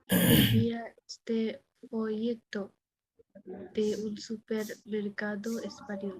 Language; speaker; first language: Spanish; non-native, learner; Bangla